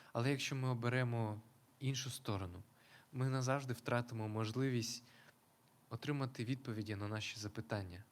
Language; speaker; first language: Ukrainian; non-native, local second language; Russian